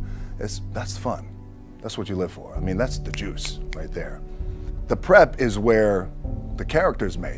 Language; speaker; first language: English; native; English